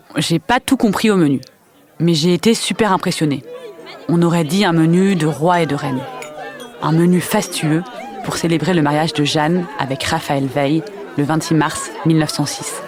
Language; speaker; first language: French; native; French